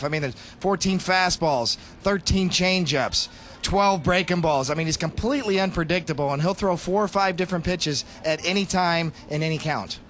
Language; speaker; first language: English; native; English